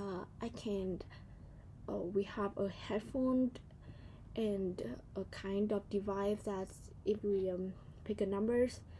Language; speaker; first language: English; non-native, learner; Vietnamese